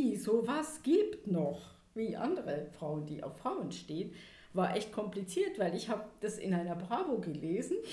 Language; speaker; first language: German; native; German